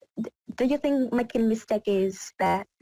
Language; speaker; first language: English; non-native, learner; Vietnamese